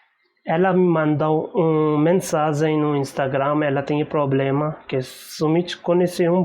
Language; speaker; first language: Portuguese; non-native, learner; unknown